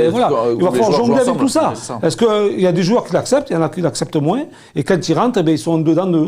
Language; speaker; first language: French; native; French